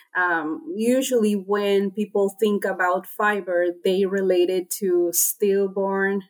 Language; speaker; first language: English; non-native, fluent; Spanish